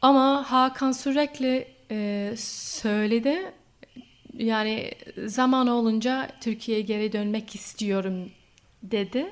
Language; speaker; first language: Turkish; non-native, learner; English